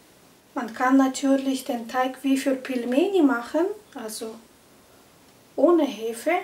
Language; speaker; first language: German; non-native, fluent; Russian